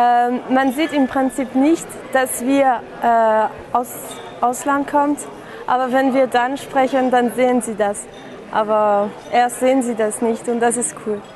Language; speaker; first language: German; non-native, fluent; French